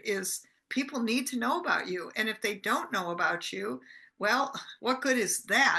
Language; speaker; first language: English; native; English